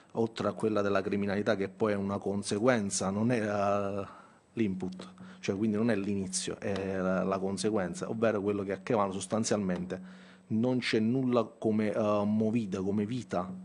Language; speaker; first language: Italian; native; Italian